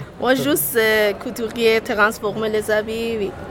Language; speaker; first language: French; non-native, learner; Persian